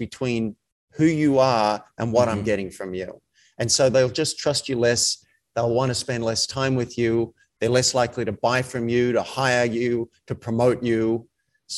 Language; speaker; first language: English; native; English